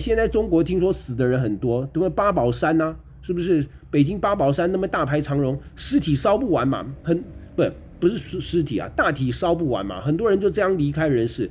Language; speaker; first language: Chinese; native; Chinese